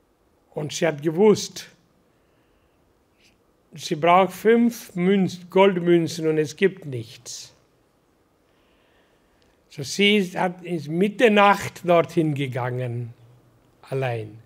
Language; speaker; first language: German; non-native, learner; Hindi